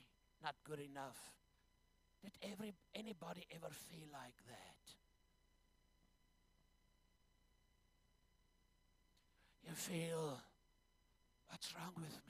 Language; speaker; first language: English; non-native, local second language; Afrikaans